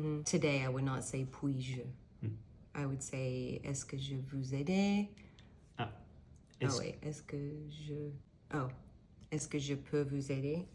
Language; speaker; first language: French; non-native, learner; English